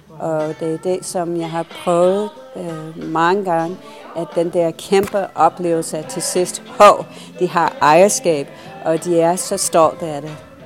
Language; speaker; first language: Danish; non-native, fluent; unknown